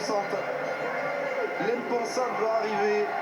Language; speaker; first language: French; native; French